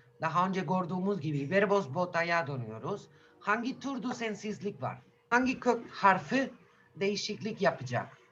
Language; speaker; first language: Turkish; non-native, fluent; Spanish